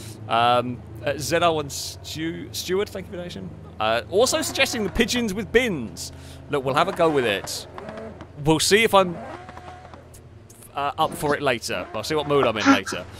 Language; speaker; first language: English; native; English